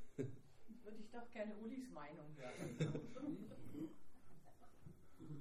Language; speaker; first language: German; native; German